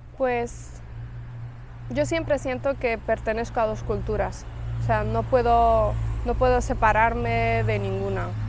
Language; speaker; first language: Spanish; early bilingual, other home language; Arabic